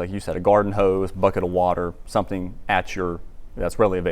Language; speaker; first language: English; native; English